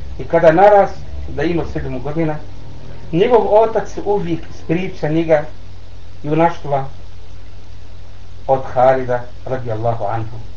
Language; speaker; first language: Bosnian; non-native, learner; Arabic